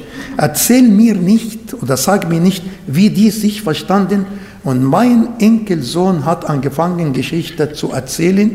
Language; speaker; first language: German; non-native, fluent; Arabic